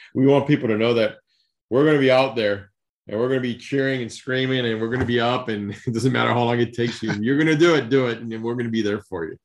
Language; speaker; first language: English; early bilingual, other home language; Spanish